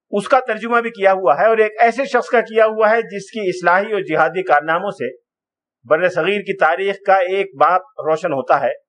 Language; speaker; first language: Urdu; native; Urdu